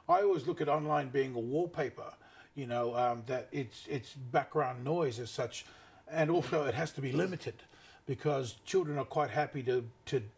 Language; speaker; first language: English; native; English